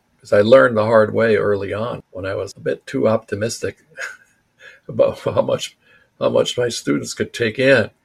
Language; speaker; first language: English; early bilingual, other home language; Spanish